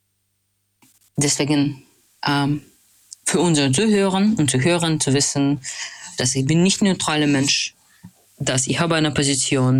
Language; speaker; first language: German; non-native, fluent; Russian